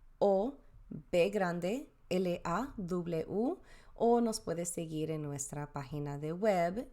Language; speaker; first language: Spanish; early bilingual, heritage; Spanish